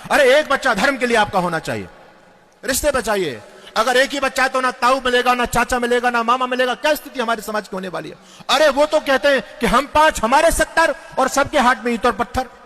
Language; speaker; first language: Hindi; native; Hindi